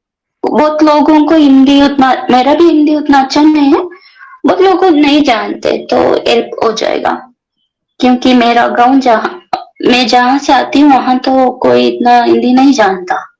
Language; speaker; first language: Hindi; non-native, local second language; Kannada